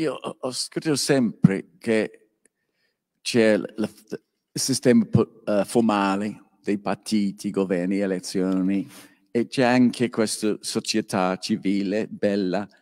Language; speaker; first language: Italian; non-native, learner; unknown